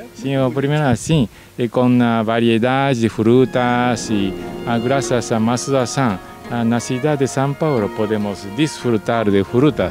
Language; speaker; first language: Portuguese; non-native, fluent; Japanese